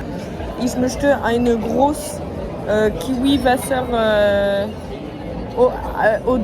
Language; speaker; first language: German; non-native, learner; French